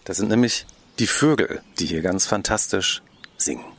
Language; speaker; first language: German; native; German